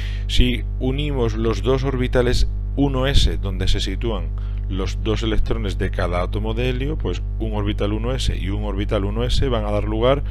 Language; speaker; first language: Spanish; native; Spanish